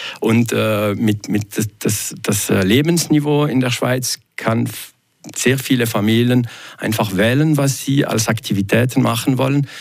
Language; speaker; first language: German; non-native, local second language; French